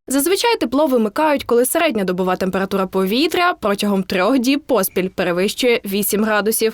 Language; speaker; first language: Ukrainian; native; Ukrainian